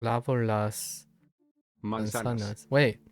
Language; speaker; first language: Spanish; non-native, learner; English